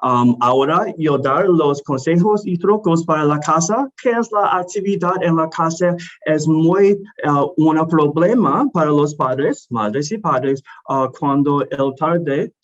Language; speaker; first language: Spanish; non-native, learner; English